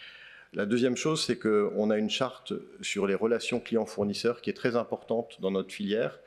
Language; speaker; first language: French; native; French